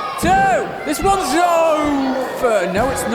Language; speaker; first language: English; native; English